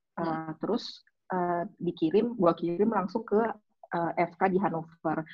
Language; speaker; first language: Indonesian; native; Indonesian